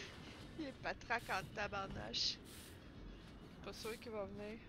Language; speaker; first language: French; native; French